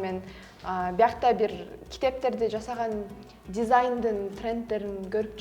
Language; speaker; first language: Kyrgyz; early bilingual, heritage; Kyrgyz